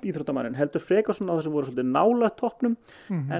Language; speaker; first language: Icelandic; native; Icelandic